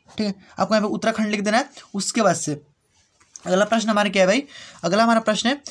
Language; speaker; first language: Hindi; native; Hindi